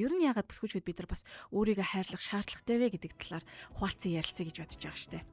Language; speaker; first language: Mongolian; native; Mongolian